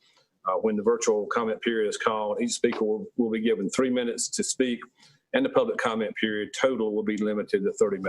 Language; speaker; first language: English; native; English